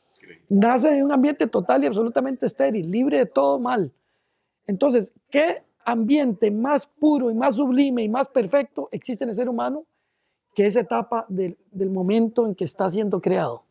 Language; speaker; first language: Spanish; native; Spanish